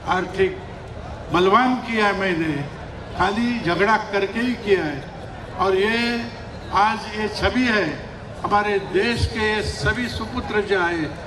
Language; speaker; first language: Hindi; non-native, local second language; Marathi